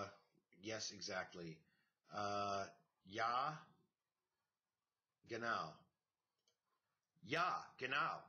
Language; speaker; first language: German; non-native, learner; English